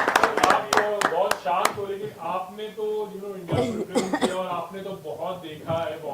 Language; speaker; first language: Hindi; native; Hindi